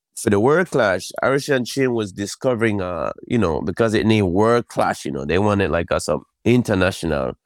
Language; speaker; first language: English; non-native, fluent; Japanese